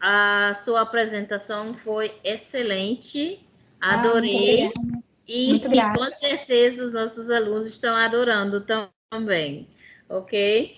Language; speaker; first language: Portuguese; non-native, fluent; English